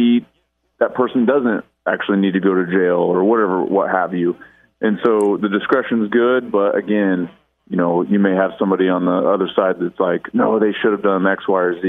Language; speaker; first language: English; native; English